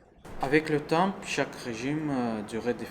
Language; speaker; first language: French; non-native, learner; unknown